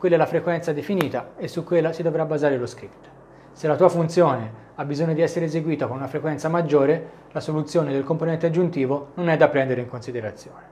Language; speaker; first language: Italian; native; Italian